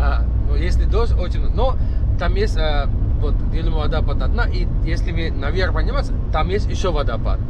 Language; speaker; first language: Russian; non-native, learner; Sinhala